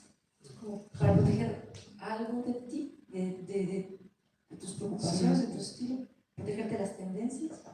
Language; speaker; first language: Spanish; native; Spanish